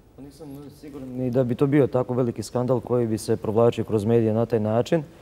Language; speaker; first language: Serbian; native; Serbian